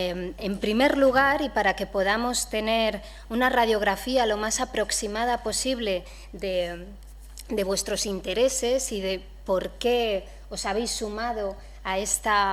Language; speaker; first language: Spanish; native; Spanish